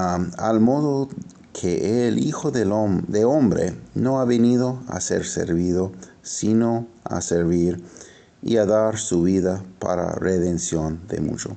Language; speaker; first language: Spanish; non-native, fluent; English